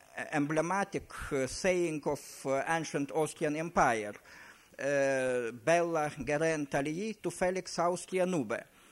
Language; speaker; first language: English; non-native, fluent; Lithuanian